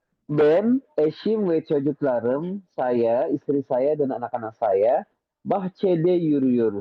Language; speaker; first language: Turkish; non-native, fluent; Indonesian